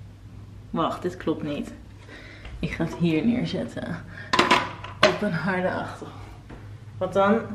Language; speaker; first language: Dutch; native; Dutch